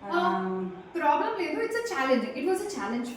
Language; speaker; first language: Telugu; non-native, local second language; Kannada